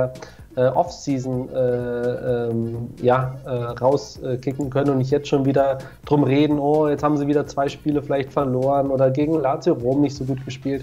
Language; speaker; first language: German; native; German